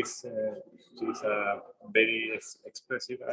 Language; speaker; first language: English; non-native, learner; Spanish